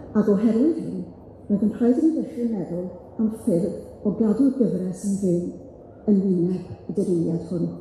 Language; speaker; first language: Welsh; native; Welsh